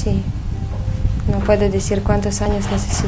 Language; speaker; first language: Spanish; non-native, fluent; Russian